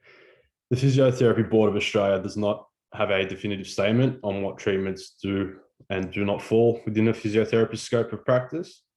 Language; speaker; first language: English; native; English